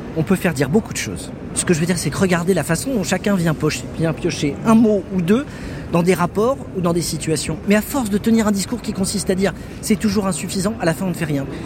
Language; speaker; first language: French; native; French